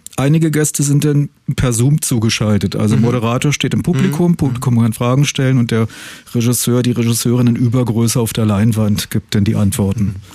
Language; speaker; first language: German; native; German